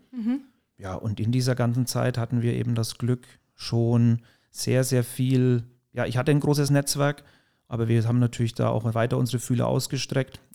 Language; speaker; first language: German; native; German